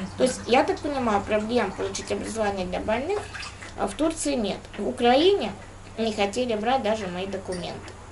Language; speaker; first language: Russian; native; Russian